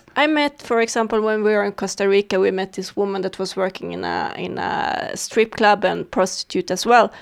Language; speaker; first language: English; non-native, fluent; Swedish